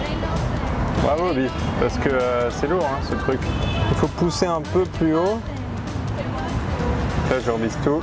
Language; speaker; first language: French; native; French